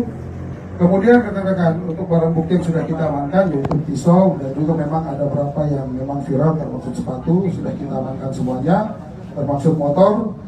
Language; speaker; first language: Indonesian; native; Indonesian